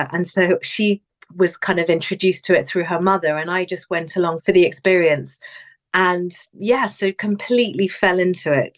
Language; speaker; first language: English; native; English